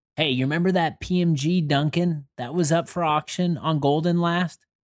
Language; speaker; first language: English; native; English